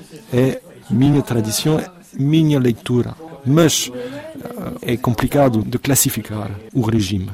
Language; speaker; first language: Portuguese; non-native, fluent; French